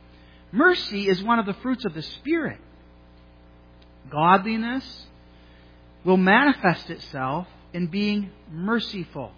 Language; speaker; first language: English; native; English